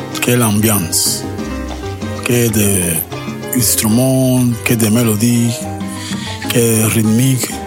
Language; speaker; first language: French; non-native, learner; Spanish